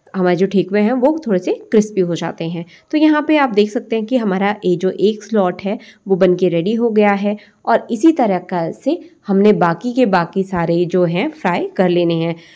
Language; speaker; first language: Hindi; native; Hindi